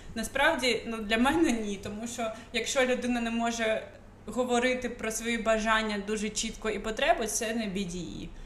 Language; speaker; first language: Ukrainian; non-native, local second language; Russian